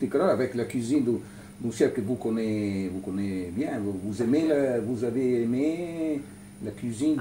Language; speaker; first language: French; non-native, learner; Italian